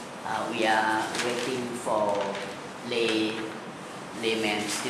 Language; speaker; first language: English; non-native, learner; Thai